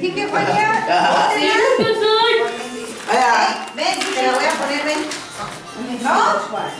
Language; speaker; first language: Spanish; non-native, learner; English